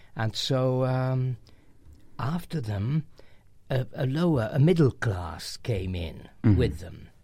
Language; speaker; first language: English; non-native, fluent; Hungarian